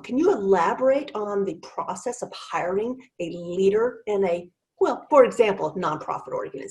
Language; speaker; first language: English; native; English